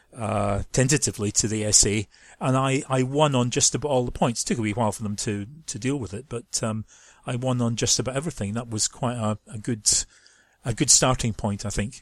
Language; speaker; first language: English; native; English